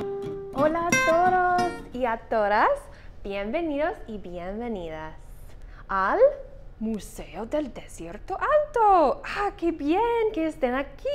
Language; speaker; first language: Spanish; non-native, fluent; English